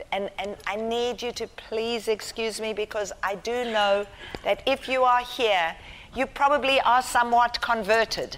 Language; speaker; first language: English; native; English